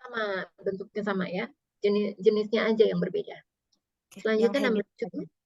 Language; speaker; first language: Indonesian; native; Indonesian